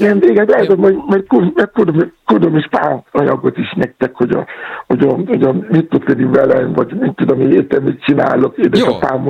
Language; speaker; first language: Hungarian; non-native, fluent; Yoruba